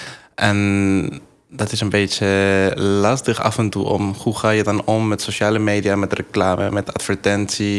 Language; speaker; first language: Dutch; non-native, fluent; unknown